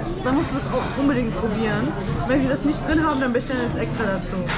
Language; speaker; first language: German; early bilingual, other home language; Arabic